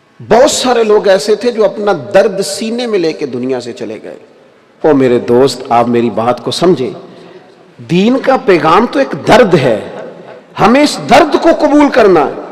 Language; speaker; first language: Urdu; non-native, local second language; Punjabi